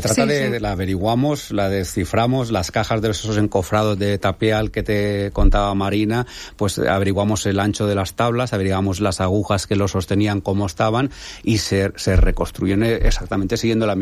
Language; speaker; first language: Spanish; native; Spanish